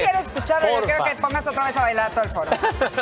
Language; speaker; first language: Spanish; native; Spanish